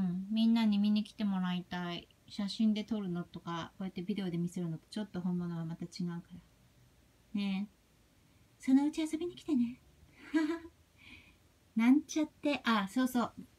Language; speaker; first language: Japanese; native; Japanese